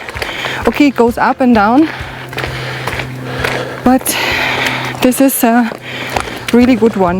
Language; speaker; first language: English; non-native, learner; German